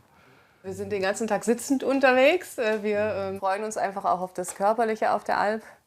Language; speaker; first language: German; native; German